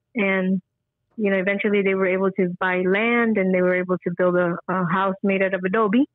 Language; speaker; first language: English; early bilingual, other home language; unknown